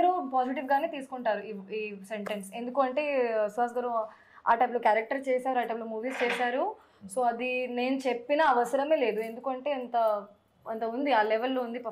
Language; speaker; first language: Telugu; non-native, learner; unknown